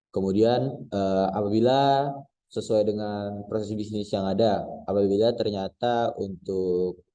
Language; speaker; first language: Indonesian; native; Indonesian